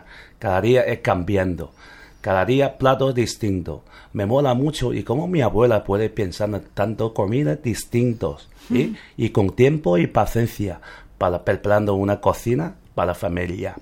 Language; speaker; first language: Spanish; non-native, learner; Chinese